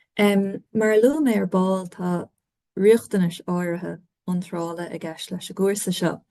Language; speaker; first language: Irish; native; Irish